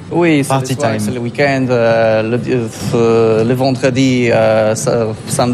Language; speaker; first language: French; non-native, learner; Polish